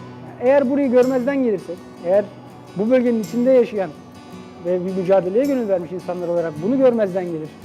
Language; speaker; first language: Turkish; native; Turkish